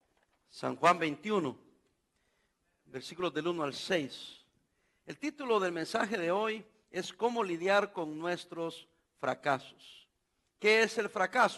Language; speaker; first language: Spanish; native; Spanish